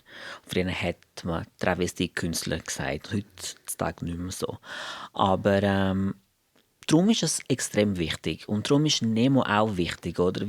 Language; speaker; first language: German; non-native, fluent; Portuguese